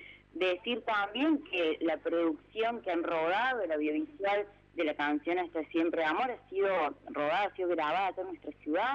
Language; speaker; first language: Spanish; native; Spanish